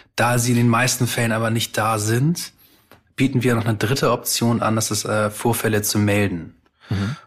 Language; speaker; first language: German; early bilingual, other home language; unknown